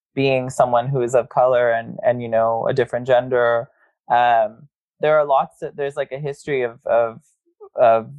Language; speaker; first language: English; native; English